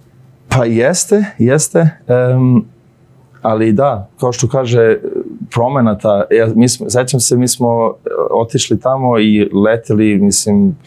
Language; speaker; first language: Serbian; early bilingual, heritage; Serbian